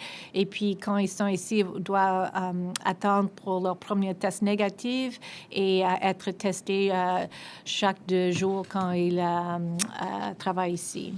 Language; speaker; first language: French; non-native, local second language; English